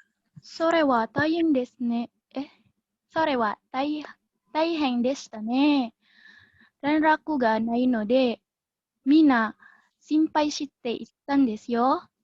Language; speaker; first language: Japanese; non-native, learner; Indonesian